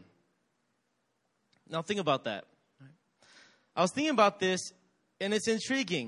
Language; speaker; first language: English; native; English